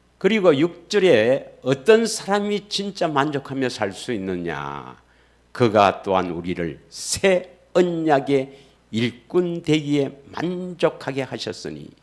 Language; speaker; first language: Korean; native; Korean